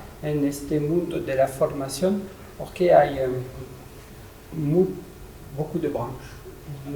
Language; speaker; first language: Spanish; non-native, learner; French